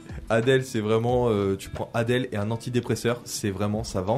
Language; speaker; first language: French; native; French